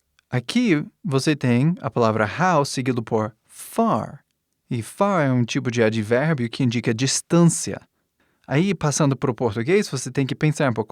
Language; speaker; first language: Portuguese; non-native, fluent; English